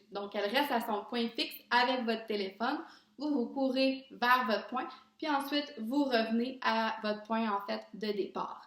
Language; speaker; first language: French; native; French